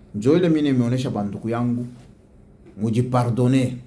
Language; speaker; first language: French; non-native, local second language; Swahili